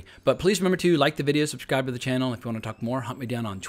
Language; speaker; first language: English; native; English